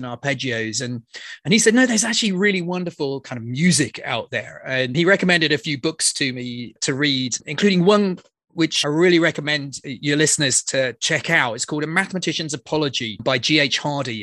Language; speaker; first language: English; native; English